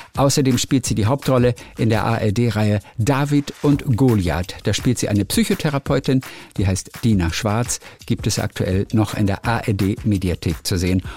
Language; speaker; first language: German; native; German